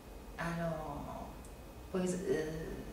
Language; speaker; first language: French; non-native, learner; Japanese